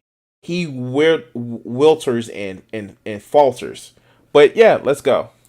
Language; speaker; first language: English; native; English